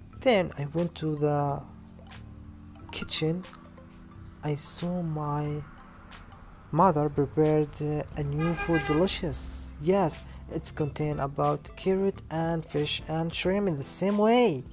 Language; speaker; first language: English; non-native, learner; Arabic